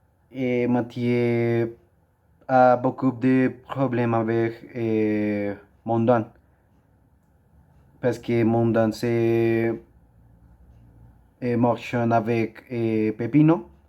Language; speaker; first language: French; non-native, learner; Spanish